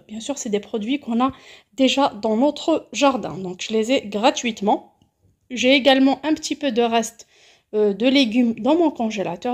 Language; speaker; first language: French; native; French